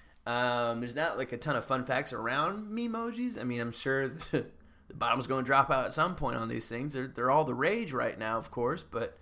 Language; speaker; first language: English; native; English